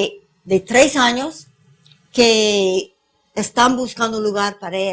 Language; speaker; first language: Spanish; non-native, fluent; English